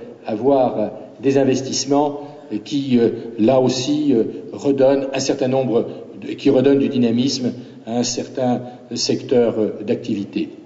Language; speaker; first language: French; native; French